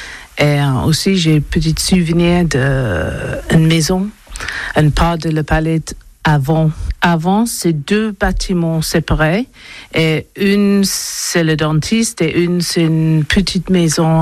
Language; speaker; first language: French; non-native, learner; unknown